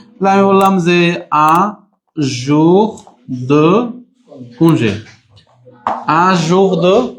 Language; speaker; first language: French; non-native, fluent; Bangla